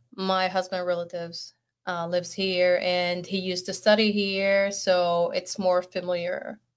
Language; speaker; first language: English; non-native, fluent; Arabic